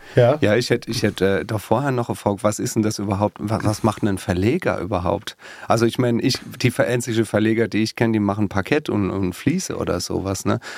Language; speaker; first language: German; native; German